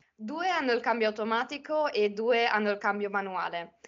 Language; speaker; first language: Italian; native; Italian